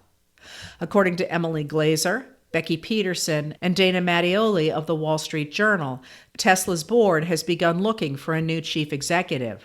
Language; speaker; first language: English; native; English